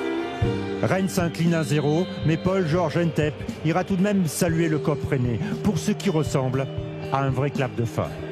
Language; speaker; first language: French; native; French